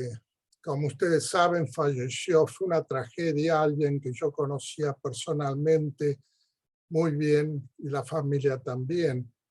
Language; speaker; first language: Spanish; early bilingual, heritage; Spanish